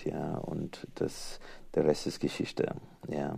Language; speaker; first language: German; non-native, fluent; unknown